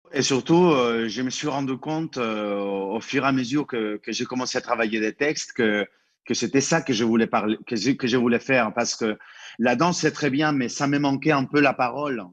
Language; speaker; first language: French; non-native, fluent; Spanish